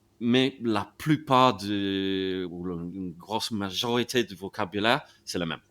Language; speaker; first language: French; non-native, fluent; English